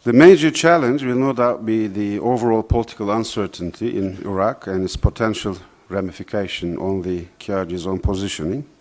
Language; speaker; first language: English; non-native, fluent; Turkish